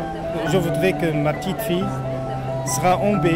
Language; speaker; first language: French; non-native, fluent; Arabic